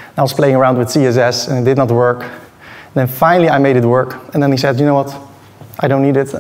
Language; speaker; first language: English; non-native, fluent; Dutch